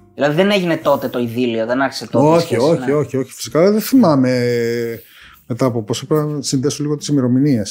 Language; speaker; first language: Greek; native; Greek